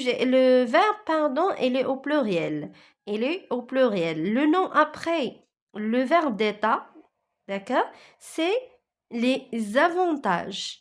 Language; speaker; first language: French; non-native, local second language; Arabic